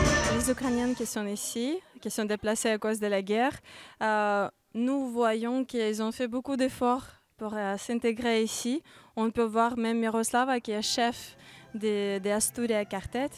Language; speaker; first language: French; non-native, learner; Ukrainian